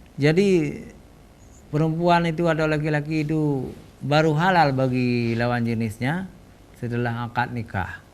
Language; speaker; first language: Malay; non-native, local second language; Achinese